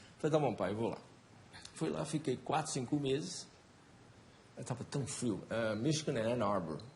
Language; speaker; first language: Portuguese; non-native, fluent; Chinese